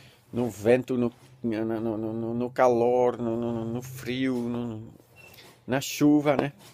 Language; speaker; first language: Portuguese; non-native, learner; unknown